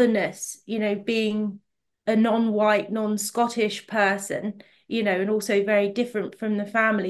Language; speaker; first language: English; native; English